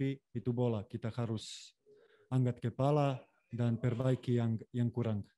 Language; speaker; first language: Indonesian; non-native, fluent; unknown